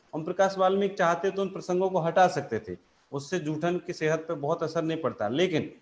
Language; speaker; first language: Hindi; native; Hindi